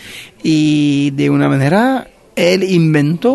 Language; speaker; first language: Spanish; non-native, fluent; French